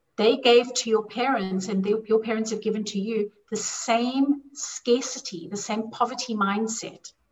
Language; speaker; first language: English; native; English